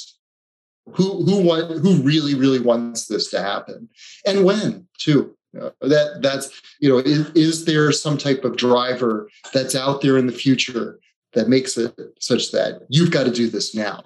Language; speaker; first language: English; native; English